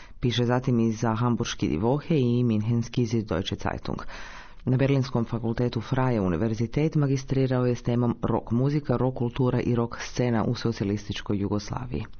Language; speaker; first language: Croatian; native; Croatian